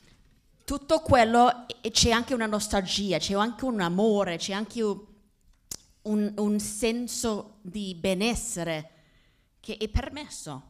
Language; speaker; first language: Italian; non-native, fluent; English